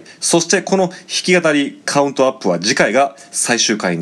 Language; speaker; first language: Japanese; native; Japanese